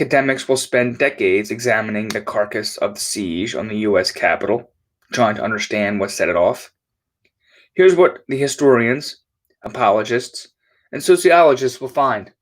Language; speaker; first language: English; native; English